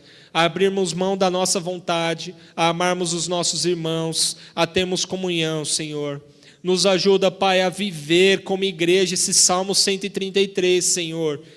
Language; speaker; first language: Portuguese; native; Portuguese